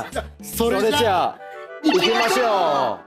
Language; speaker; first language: Japanese; non-native, learner; Min Nan Chinese